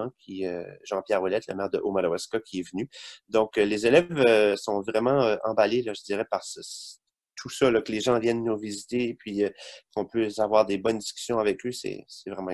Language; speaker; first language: French; native; French